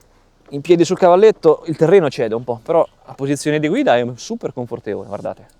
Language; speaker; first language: Italian; native; Italian